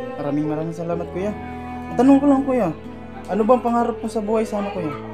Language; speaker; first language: Filipino; non-native, local second language; Cebuano